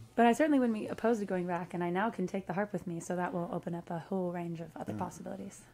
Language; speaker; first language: English; native; English